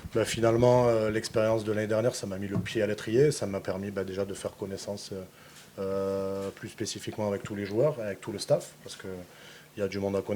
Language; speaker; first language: French; native; French